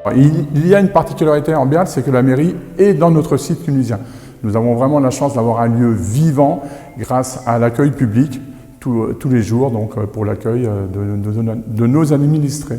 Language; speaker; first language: French; native; French